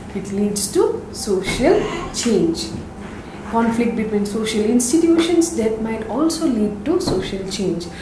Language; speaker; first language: English; non-native, local second language; Assamese